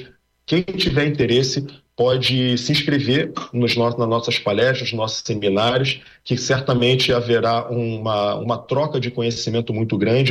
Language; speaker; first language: Portuguese; native; Portuguese